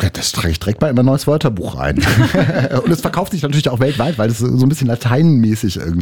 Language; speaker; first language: German; native; German